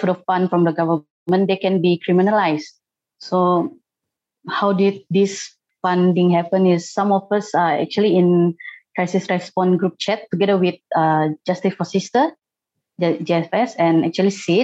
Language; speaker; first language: English; non-native, local second language; Malay